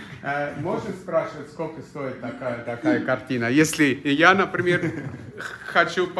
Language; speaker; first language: Russian; non-native, fluent; German